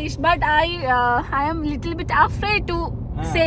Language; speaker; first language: English; non-native, learner; Malayalam